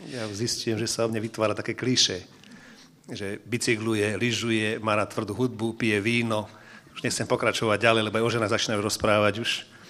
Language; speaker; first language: Slovak; native; Slovak